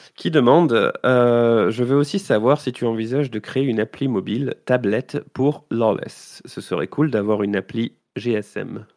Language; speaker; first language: English; non-native, fluent; French